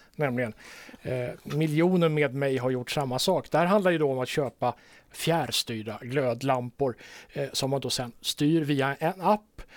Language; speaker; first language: Swedish; native; Swedish